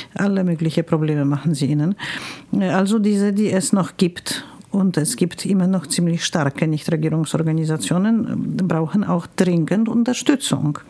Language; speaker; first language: German; non-native, fluent; Polish